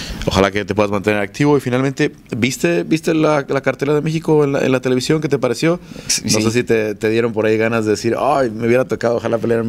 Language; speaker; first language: Spanish; native; Spanish